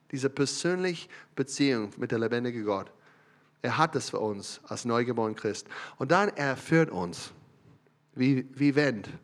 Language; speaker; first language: German; non-native, learner; English